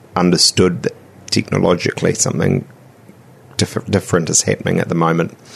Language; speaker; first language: English; native; English